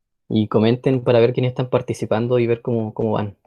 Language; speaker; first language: Spanish; native; Spanish